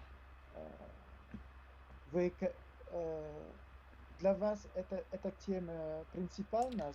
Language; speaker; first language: Russian; non-native, learner; French